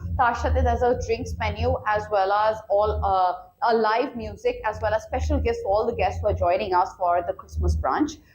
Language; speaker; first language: English; non-native, local second language; Bangla